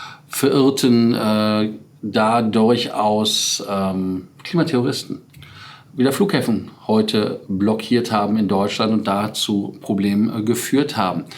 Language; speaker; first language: German; native; German